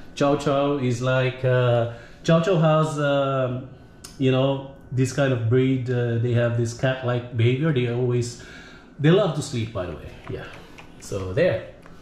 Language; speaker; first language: English; non-native, local second language; Filipino